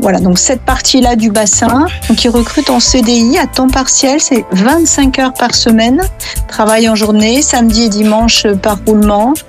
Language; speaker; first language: French; native; French